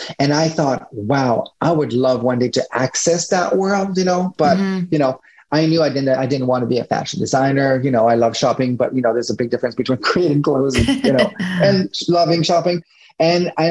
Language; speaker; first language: English; non-native, fluent; French